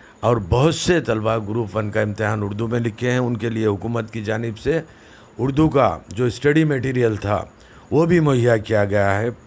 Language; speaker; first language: Urdu; native; Urdu